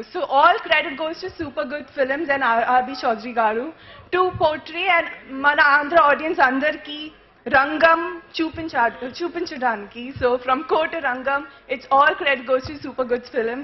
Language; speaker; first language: Telugu; non-native, fluent; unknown